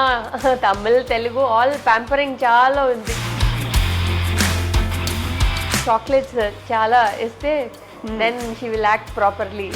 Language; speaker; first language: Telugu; non-native, local second language; Tamil